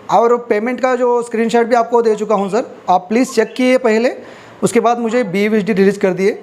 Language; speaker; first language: Hindi; non-native, local second language; Telugu